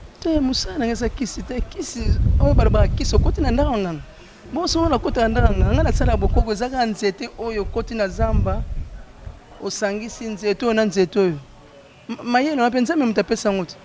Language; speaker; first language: Lingala; non-native, local second language; Kongo